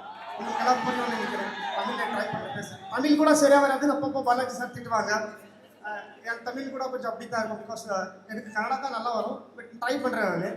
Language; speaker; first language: Tamil; non-native, local second language; Kannada